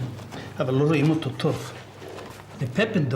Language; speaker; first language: Hebrew; non-native, fluent; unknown